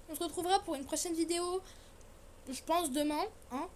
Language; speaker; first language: French; native; French